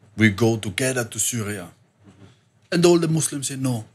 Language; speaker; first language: English; non-native, learner; German